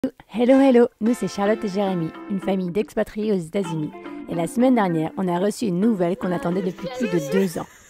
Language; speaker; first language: French; native; French